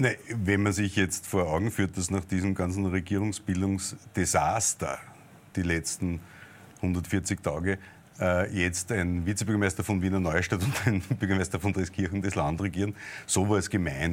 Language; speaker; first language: German; native; German